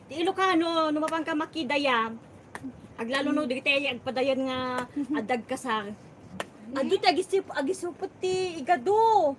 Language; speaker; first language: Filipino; non-native, local second language; Iloko